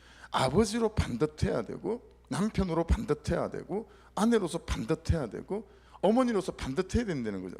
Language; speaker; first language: Korean; native; Korean